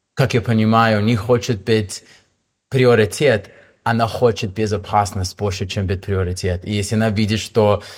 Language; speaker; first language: Russian; non-native, fluent; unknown